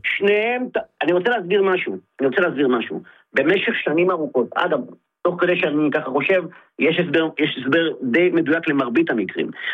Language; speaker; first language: Hebrew; native; Hebrew